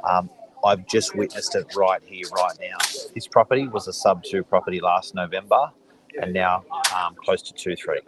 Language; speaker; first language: English; native; English